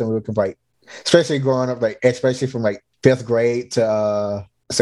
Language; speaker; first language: English; native; English